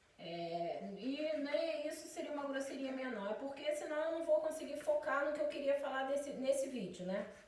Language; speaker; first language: Portuguese; native; Portuguese